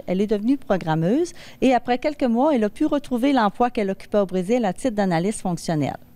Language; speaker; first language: French; native; French